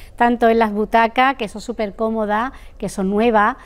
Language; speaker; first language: Spanish; native; Spanish